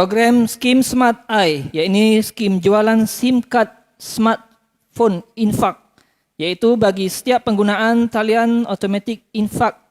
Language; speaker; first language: Malay; native; Malay